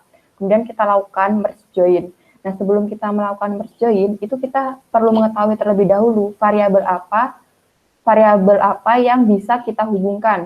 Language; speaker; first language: Indonesian; native; Indonesian